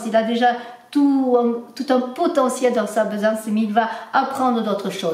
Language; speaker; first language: French; native; French